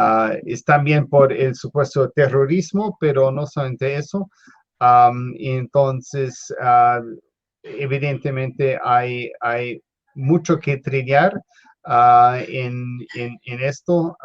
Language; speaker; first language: Spanish; non-native, fluent; English